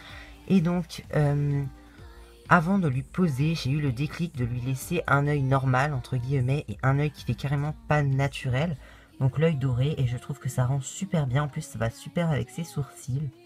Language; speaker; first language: French; native; French